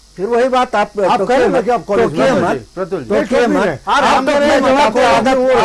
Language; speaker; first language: Hindi; native; Hindi